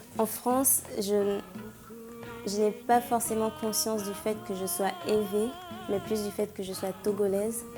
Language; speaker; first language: French; non-native, local second language; Ewe